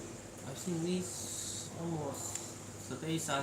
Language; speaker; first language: English; non-native, learner; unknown